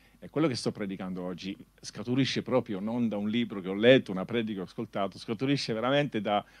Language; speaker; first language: Italian; native; Italian